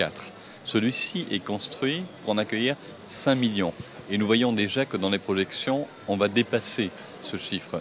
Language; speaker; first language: French; native; French